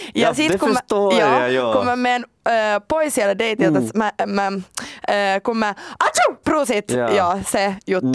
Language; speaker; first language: Finnish; non-native, local second language; Swedish